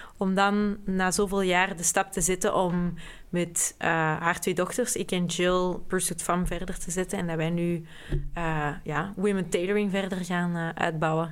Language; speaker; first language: Dutch; native; Dutch